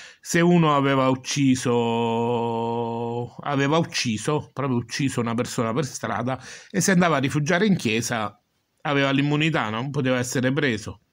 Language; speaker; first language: Italian; native; Italian